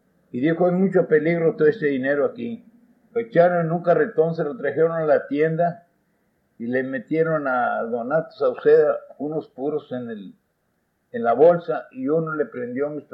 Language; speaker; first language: Spanish; early bilingual, heritage; Spanish